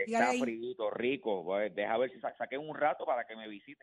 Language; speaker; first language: Spanish; native; Spanish